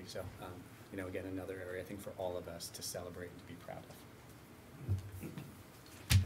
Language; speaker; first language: English; native; English